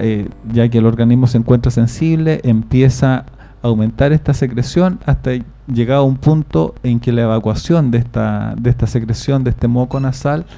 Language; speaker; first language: Spanish; native; Spanish